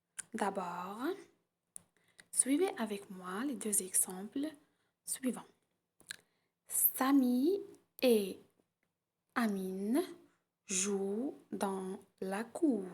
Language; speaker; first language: French; non-native, local second language; Arabic